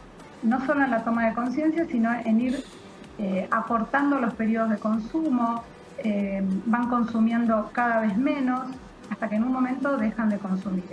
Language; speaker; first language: Spanish; native; Spanish